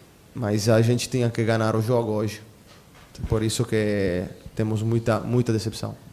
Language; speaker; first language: Portuguese; non-native, fluent; Italian